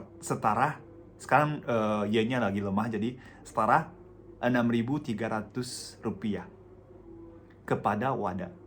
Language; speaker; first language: Indonesian; non-native, fluent; Japanese